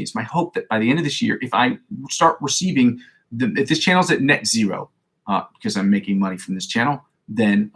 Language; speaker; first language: English; native; English